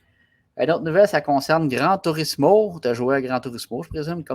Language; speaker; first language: French; native; French